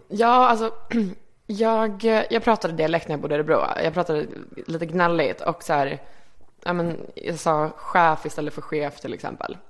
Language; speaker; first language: Swedish; early bilingual, other home language; Icelandic